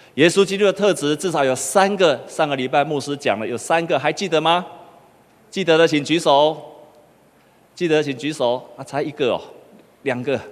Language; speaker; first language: Chinese; native; Chinese